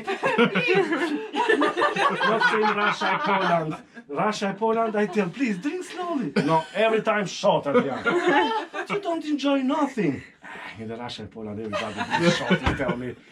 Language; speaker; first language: English; non-native, learner; Albanian